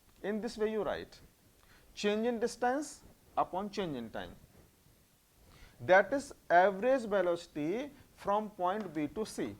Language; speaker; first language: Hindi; native; Hindi